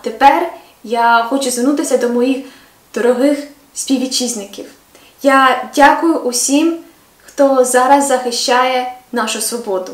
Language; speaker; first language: Ukrainian; native; Ukrainian